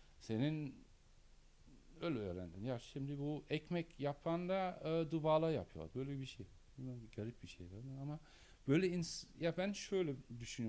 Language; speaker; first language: Turkish; non-native, learner; German